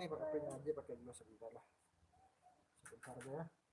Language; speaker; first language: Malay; non-native, local second language; Balinese